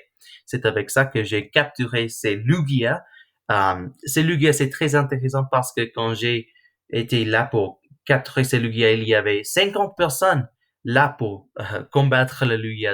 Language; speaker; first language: French; non-native, learner; English